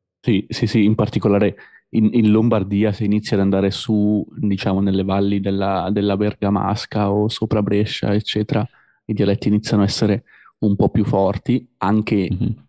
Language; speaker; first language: Italian; native; Italian